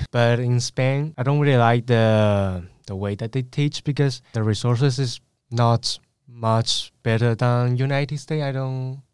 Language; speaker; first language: English; non-native, learner; Spanish